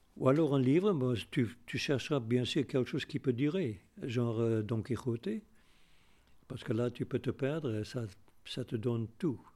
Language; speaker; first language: French; non-native, fluent; Afrikaans